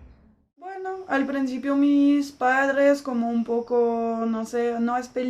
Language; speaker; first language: Spanish; non-native, fluent; French